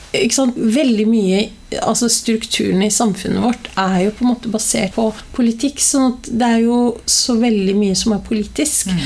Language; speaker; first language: Norwegian; early bilingual, other home language; Somali